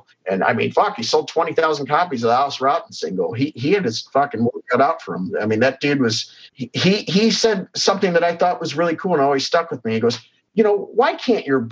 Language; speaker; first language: English; native; English